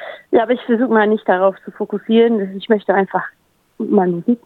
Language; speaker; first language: German; native; German